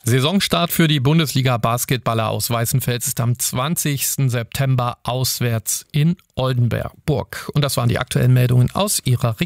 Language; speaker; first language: German; native; German